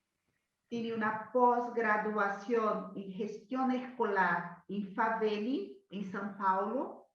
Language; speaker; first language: Spanish; non-native, fluent; Portuguese